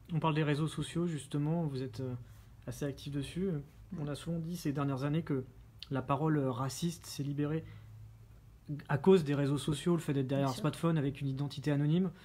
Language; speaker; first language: French; native; French